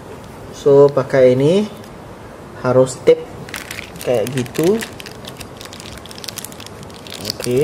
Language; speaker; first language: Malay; non-native, learner; English